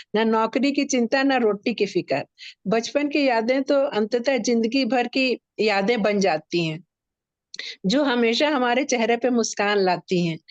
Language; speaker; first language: Hindi; native; Hindi